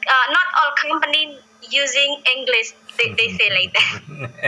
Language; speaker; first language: English; non-native, learner; Indonesian